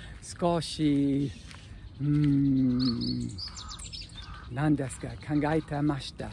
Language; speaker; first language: Japanese; non-native, learner; English